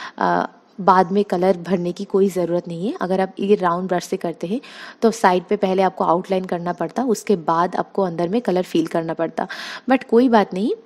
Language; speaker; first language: Hindi; non-native, local second language; Bangla